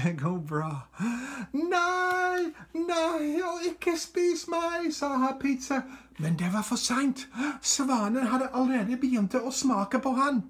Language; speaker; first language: Norwegian; non-native, fluent; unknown